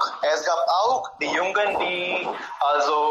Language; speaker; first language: German; non-native, learner; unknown